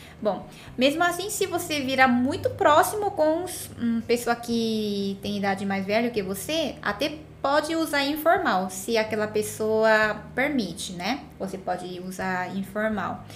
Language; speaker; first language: Portuguese; non-native, fluent; Korean